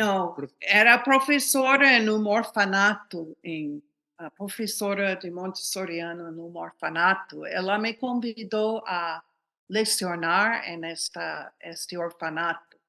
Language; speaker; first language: Portuguese; non-native, fluent; English